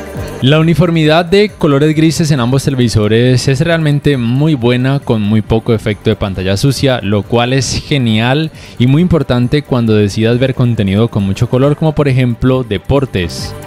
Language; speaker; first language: Spanish; native; Spanish